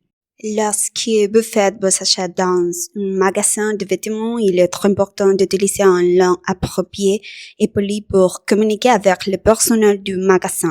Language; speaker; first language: French; non-native, learner; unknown